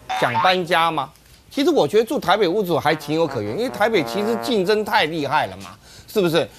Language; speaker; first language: Chinese; native; Chinese